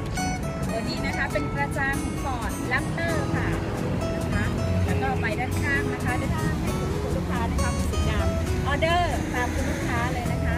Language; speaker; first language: Thai; native; Thai